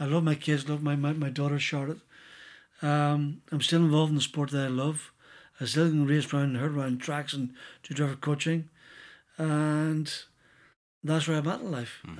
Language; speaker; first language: English; native; English